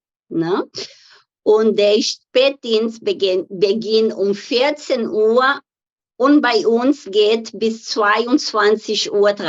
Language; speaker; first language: German; non-native, fluent; Portuguese